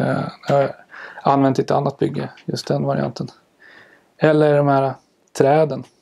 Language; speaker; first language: Swedish; native; Swedish